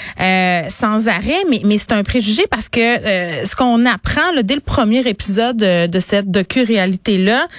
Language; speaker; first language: French; native; French